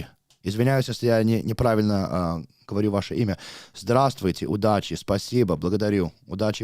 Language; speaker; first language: Russian; non-native, learner; English